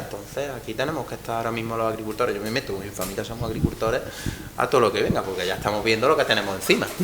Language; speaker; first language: Spanish; native; Spanish